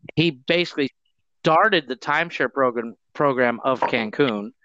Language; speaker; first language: English; native; English